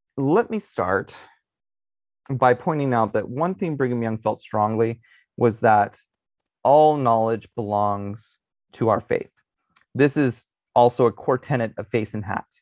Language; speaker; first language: English; native; English